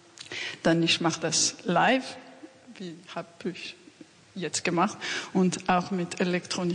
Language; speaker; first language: German; non-native, learner; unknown